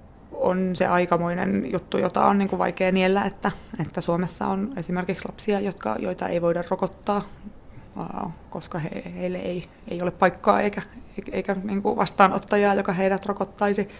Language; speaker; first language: Finnish; native; Finnish